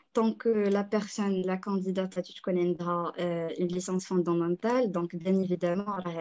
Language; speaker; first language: French; non-native, local second language; Arabic